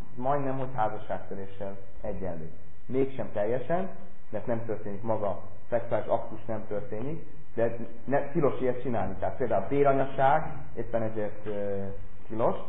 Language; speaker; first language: Hungarian; non-native, fluent; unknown